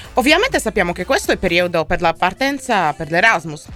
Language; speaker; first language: Italian; native; Italian